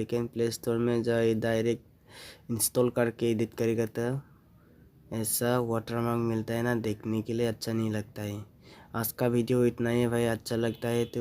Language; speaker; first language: Hindi; non-native, local second language; Assamese